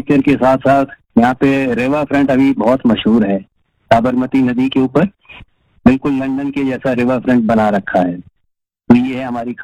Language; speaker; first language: Hindi; non-native, local second language; Gujarati